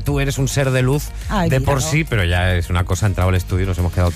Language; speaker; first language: Spanish; native; Spanish